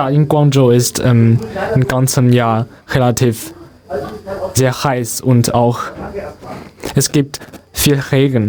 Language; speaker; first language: German; non-native, learner; Chinese